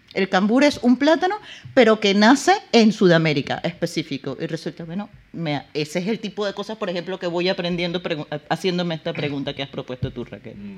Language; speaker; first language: Spanish; native; Spanish